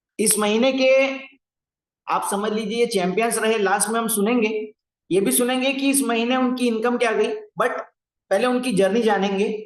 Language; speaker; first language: Hindi; native; Hindi